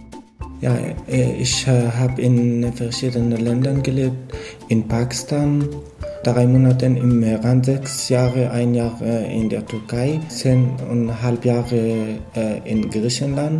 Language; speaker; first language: German; non-native, learner; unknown